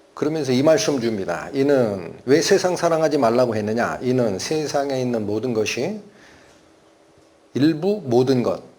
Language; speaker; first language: Korean; native; Korean